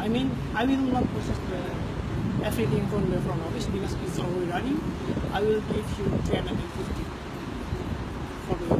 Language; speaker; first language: English; non-native, learner; Indonesian